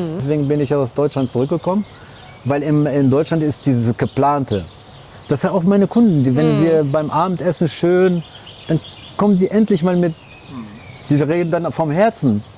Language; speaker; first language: German; early bilingual, other home language; Arabic